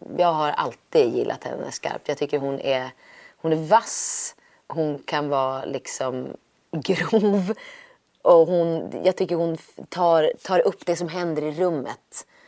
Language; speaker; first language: Swedish; native; Swedish